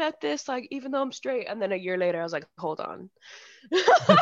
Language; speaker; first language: English; native; English